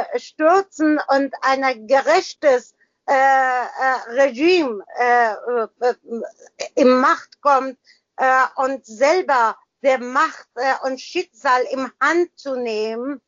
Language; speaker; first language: German; non-native, learner; Persian